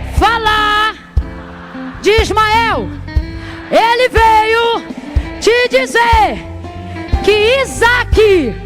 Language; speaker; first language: Portuguese; native; Portuguese